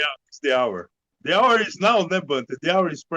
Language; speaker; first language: English; non-native, learner; Portuguese